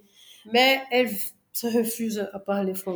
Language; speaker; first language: French; non-native, fluent; Portuguese